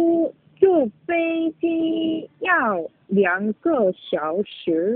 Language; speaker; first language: Chinese; non-native, learner; Korean